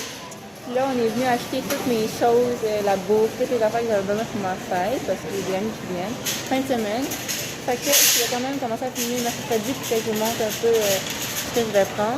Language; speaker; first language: French; native; French